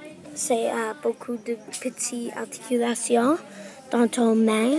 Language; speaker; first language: French; non-native, learner; English